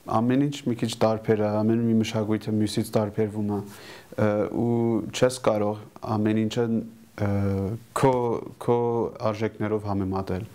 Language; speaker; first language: Armenian; early bilingual, heritage; Armenian